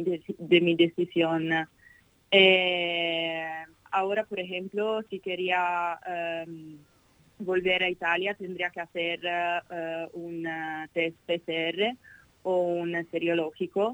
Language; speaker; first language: Spanish; non-native, fluent; Italian